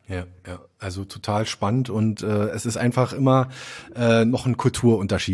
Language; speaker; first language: German; native; German